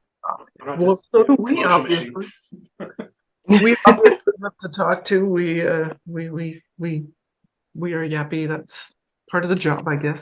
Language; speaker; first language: English; non-native, fluent; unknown